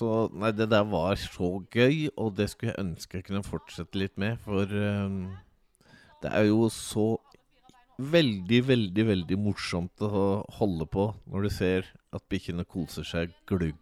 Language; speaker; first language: Norwegian; native; Norwegian